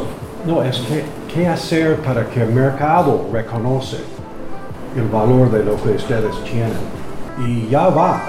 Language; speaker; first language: Spanish; non-native, learner; English